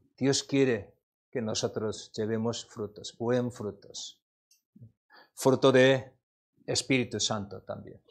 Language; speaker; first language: Spanish; non-native, learner; Korean